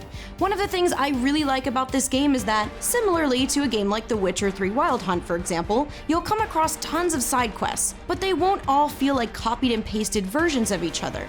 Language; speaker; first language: English; native; English